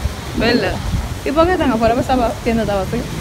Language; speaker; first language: Spanish; native; Spanish